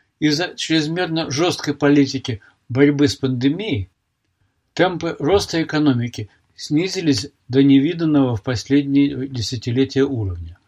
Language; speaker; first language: Russian; native; Russian